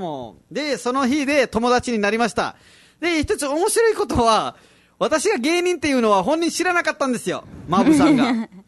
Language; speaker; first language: Japanese; non-native, fluent; Nepali